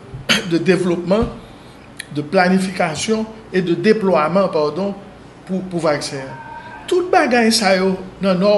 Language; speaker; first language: French; non-native, local second language; Haitian Creole